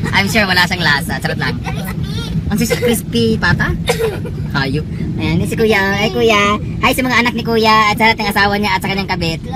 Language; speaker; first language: Filipino; non-native, local second language; Cebuano